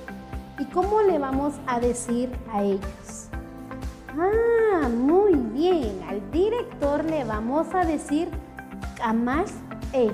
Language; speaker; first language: Spanish; non-native, local second language; Kʼicheʼ